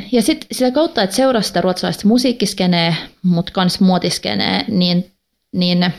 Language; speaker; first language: Finnish; non-native, local second language; Swedish